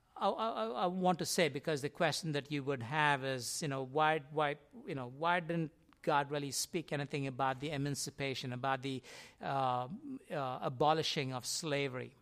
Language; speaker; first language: English; non-native, local second language; Tamil